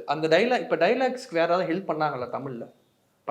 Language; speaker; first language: Tamil; native; Tamil